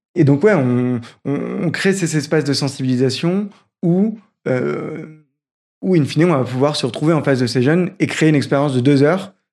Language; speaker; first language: French; native; French